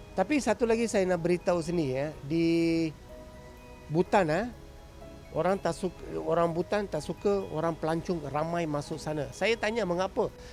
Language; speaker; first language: Malay; non-native, local second language; Tamil